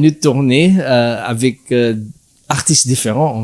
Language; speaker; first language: French; non-native, learner; English